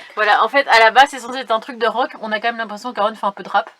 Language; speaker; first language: French; native; French